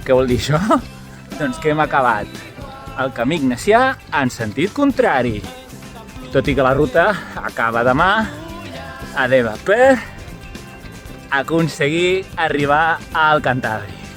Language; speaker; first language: Catalan; native; Catalan